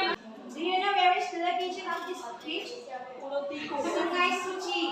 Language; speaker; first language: English; non-native, learner; Indonesian